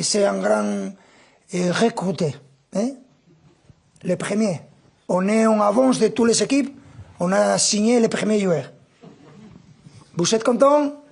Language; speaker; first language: French; non-native, fluent; Spanish